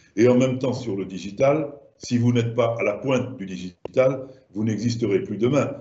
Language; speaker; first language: French; native; French